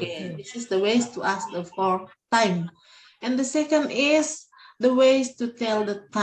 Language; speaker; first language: English; non-native, learner; Indonesian